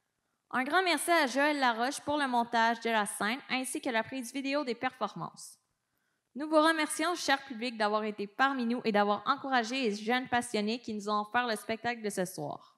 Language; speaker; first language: French; native; French